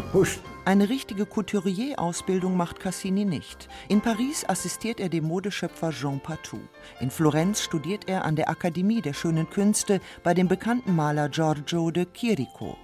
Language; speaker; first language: German; native; German